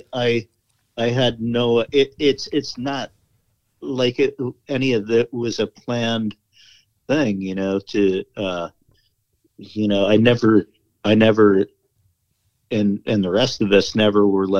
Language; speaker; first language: English; native; English